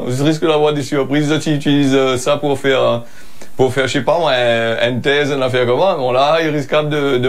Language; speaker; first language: French; non-native, local second language; Réunion Creole French